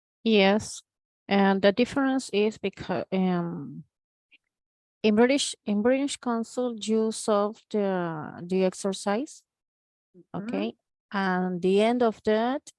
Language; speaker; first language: English; non-native, learner; Spanish